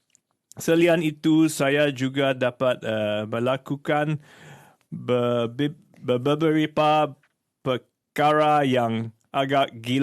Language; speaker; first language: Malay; non-native, learner; English